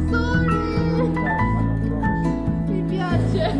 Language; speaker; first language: Italian; non-native, learner; Korean